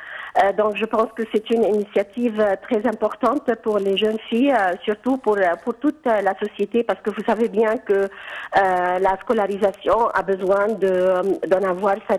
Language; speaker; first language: French; non-native, fluent; Arabic